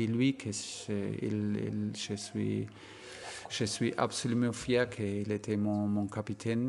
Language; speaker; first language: French; non-native, fluent; German